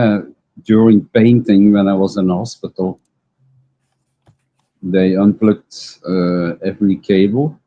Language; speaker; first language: English; non-native, learner; Dutch